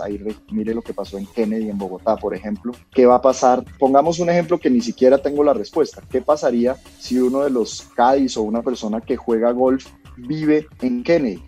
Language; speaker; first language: Spanish; native; Spanish